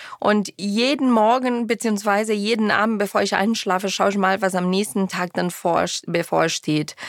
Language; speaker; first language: German; non-native, fluent; Portuguese